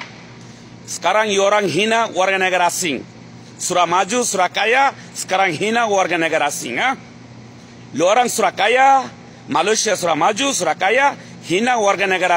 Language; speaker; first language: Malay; non-native, fluent; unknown